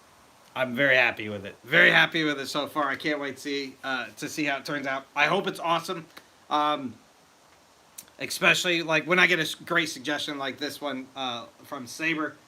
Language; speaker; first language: English; native; English